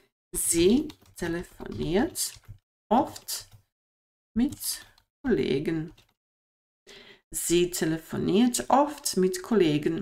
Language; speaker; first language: German; non-native, fluent; Bosnian